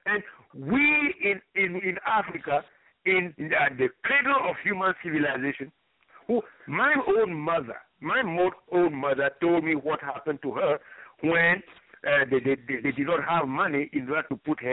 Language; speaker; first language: English; non-native, fluent; French